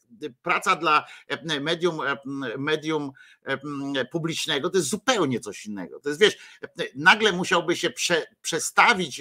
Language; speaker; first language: Polish; native; Polish